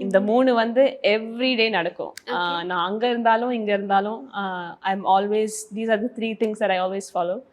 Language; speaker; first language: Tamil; early bilingual, heritage; Tamil